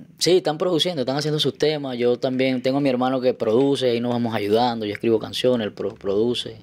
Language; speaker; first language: Spanish; native; Spanish